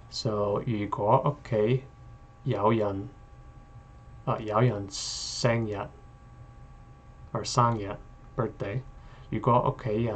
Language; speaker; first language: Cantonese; non-native, learner; English